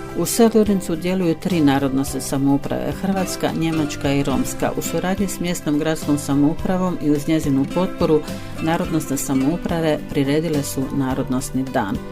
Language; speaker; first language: Bosnian; early bilingual, heritage; Croatian